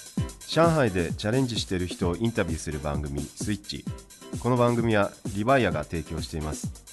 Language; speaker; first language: Japanese; native; Japanese